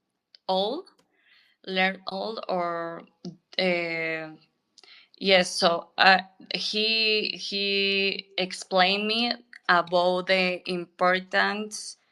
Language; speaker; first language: English; non-native, learner; Spanish